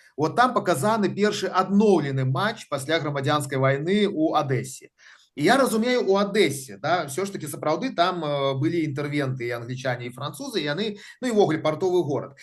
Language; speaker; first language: Belarusian; native; Belarusian